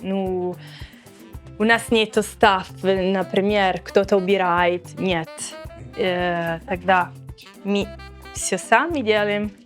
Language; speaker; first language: Russian; non-native, learner; Italian